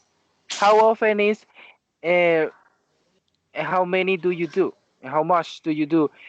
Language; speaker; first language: English; non-native, learner; Spanish